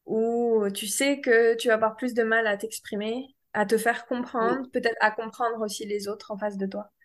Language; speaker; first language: French; native; French